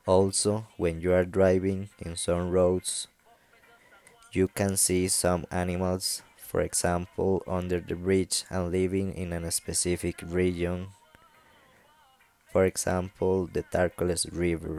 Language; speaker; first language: English; non-native, fluent; Spanish